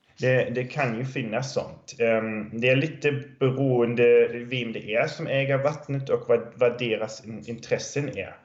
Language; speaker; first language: Swedish; non-native, fluent; German